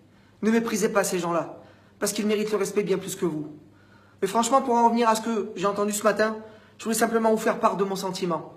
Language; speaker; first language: French; native; French